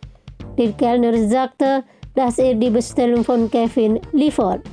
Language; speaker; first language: German; non-native, fluent; Indonesian